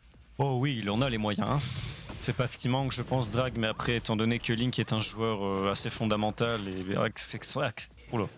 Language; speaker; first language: French; native; French